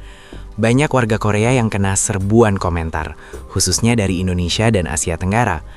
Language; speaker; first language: Indonesian; native; Indonesian